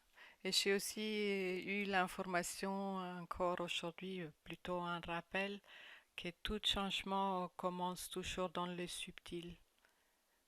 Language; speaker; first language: French; non-native, fluent; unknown